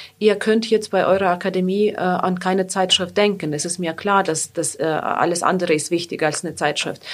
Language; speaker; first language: German; non-native, fluent; Ukrainian